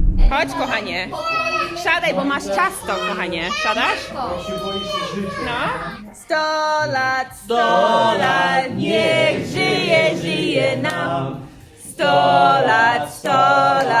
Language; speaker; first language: Polish; non-native, learner; English